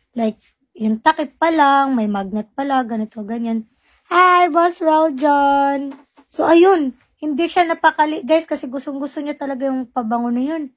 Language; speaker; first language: Filipino; non-native, local second language; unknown